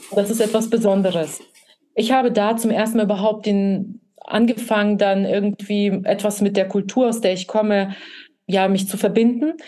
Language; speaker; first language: German; early bilingual, other home language; Russian